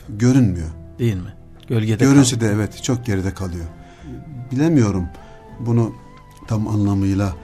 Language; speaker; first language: Turkish; native; Turkish